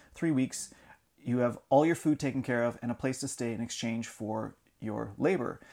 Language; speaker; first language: English; native; English